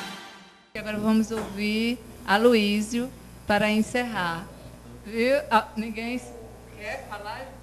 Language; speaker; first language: Portuguese; native; Portuguese